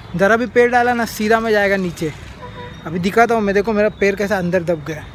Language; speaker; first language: Hindi; non-native, local second language; Marathi